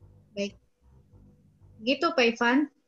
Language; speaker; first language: Indonesian; native; Indonesian